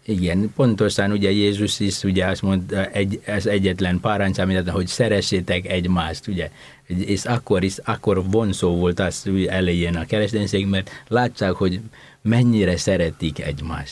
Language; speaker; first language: Hungarian; non-native, fluent; Indonesian